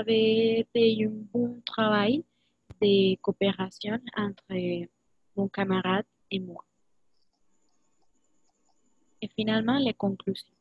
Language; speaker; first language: French; non-native, learner; Spanish